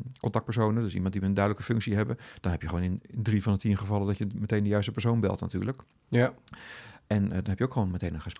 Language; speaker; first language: Dutch; native; Dutch